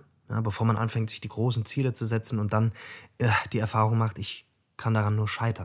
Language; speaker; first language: German; native; German